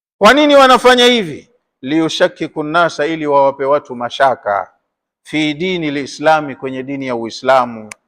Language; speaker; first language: Swahili; native; Swahili